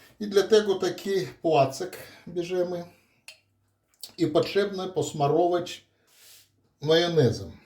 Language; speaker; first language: Polish; non-native, learner; Russian